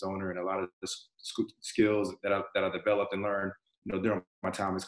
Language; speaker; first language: English; native; English